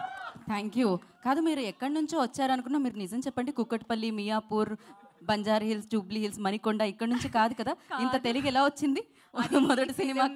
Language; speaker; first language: Telugu; native; Telugu